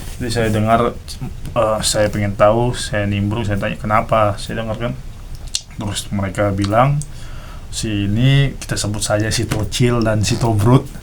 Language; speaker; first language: Indonesian; native; Indonesian